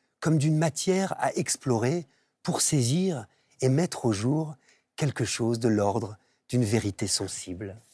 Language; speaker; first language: French; native; French